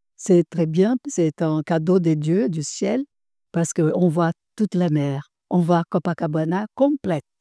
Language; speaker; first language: French; non-native, fluent; Portuguese